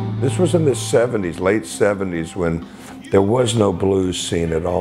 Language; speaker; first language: English; native; English